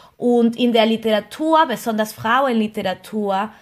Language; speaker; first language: German; non-native, fluent; Spanish